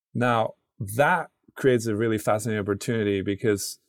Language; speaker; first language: English; non-native, fluent; Spanish